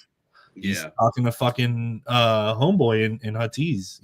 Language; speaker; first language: English; native; English